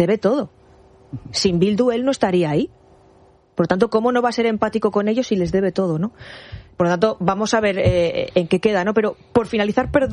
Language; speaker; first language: Spanish; native; Spanish